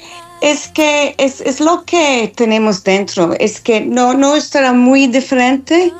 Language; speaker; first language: Spanish; non-native, fluent; English